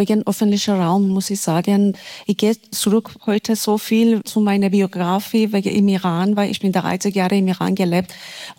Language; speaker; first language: German; non-native, fluent; Persian